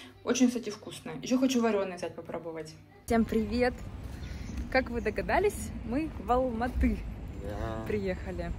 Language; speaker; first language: Russian; native; Russian